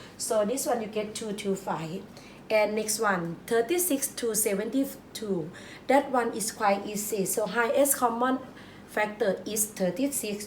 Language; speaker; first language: English; non-native, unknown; Thai